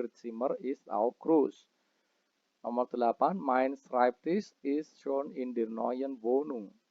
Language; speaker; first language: German; non-native, fluent; Indonesian